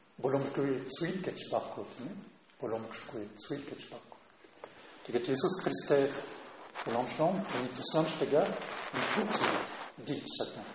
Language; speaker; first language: Mongolian; non-native, fluent; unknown